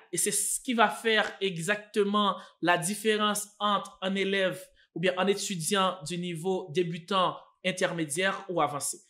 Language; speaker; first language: French; non-native, local second language; Haitian Creole